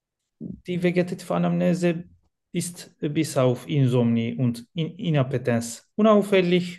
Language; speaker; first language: German; non-native, learner; Turkish